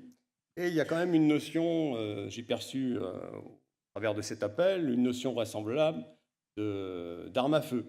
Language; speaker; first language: French; native; French